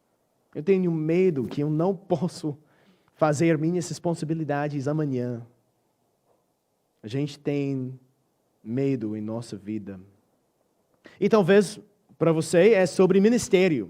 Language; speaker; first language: Portuguese; non-native, fluent; English